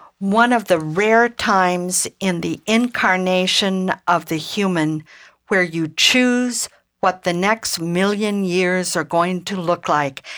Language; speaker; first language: English; native; English